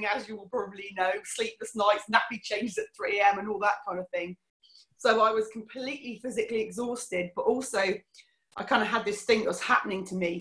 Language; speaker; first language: English; native; English